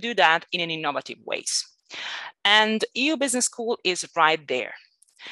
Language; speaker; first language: English; non-native, fluent; Italian